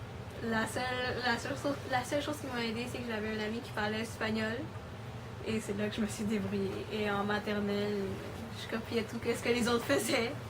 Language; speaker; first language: French; early bilingual, other home language; Spanish